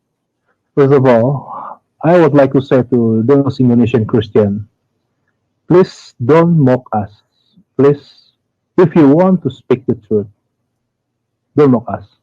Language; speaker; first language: English; non-native, learner; Indonesian